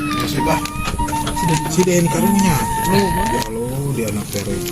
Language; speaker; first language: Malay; non-native, local second language; Sundanese